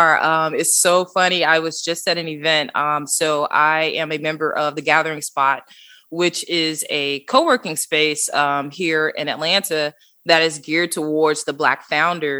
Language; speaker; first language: English; native; English